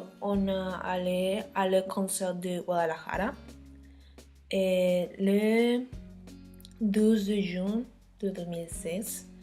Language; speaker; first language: French; non-native, learner; Spanish